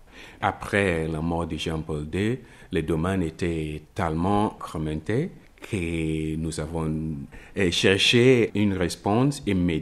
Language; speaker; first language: French; non-native, fluent; Italian